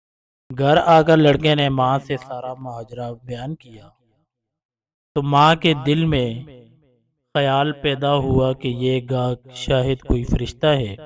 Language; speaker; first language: Urdu; native; Urdu